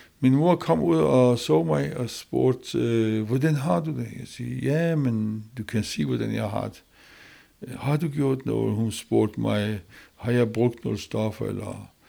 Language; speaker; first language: Danish; non-native, learner; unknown